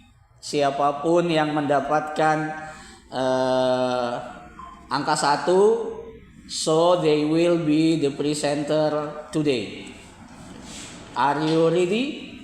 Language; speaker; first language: English; non-native, learner; Indonesian